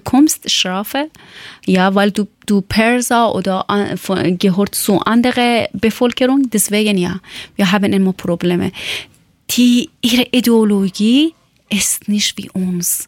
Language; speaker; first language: German; non-native, learner; Persian